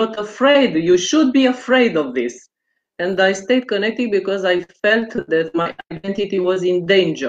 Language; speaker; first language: English; non-native, fluent; Romanian